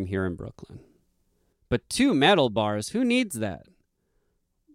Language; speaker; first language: English; native; English